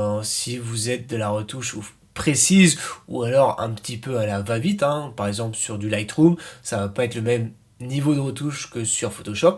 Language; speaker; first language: French; native; French